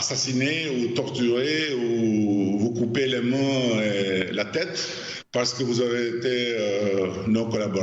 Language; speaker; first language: French; non-native, fluent; Albanian